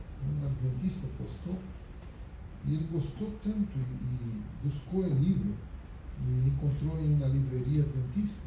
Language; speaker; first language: Spanish; non-native, fluent; Portuguese